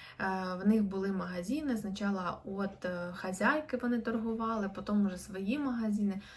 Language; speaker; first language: Ukrainian; native; Ukrainian